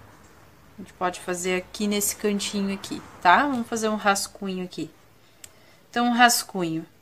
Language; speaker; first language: Portuguese; native; Portuguese